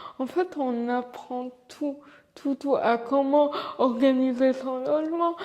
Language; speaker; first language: French; early bilingual, other home language; Arabic